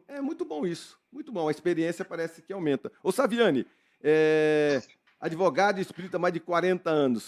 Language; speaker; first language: Portuguese; native; Portuguese